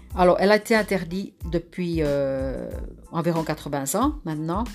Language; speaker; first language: French; non-native, fluent; Finnish